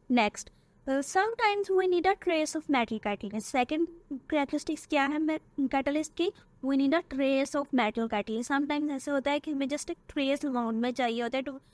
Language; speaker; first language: Hindi; native; Hindi